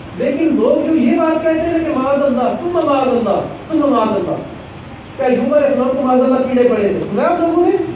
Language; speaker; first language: Urdu; non-native, local second language; Punjabi